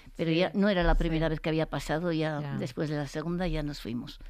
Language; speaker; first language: Spanish; native; Spanish